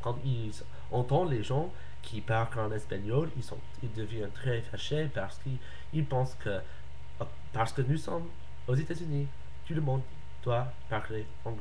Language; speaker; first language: French; non-native, learner; English